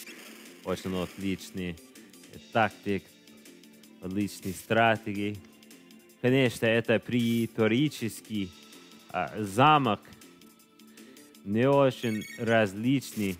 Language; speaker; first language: Russian; non-native, learner; English